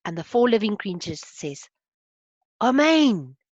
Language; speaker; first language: English; non-native, local second language; Afrikaans